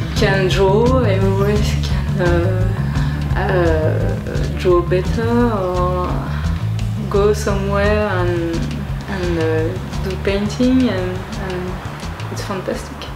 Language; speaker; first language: English; non-native, learner; French